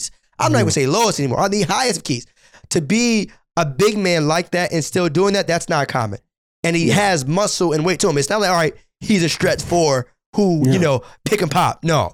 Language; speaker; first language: English; native; English